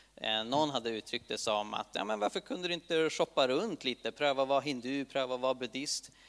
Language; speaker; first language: Swedish; native; Swedish